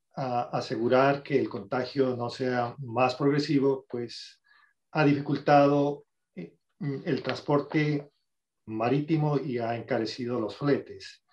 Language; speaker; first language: Spanish; native; Spanish